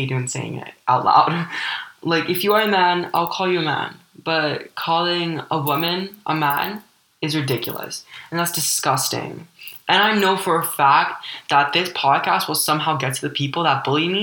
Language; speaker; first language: English; early bilingual, other home language; Ukrainian